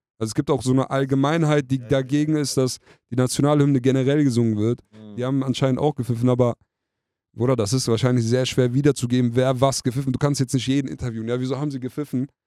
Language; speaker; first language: German; early bilingual, other home language; Turkish